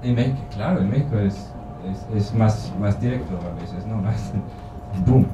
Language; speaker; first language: Spanish; non-native, learner; German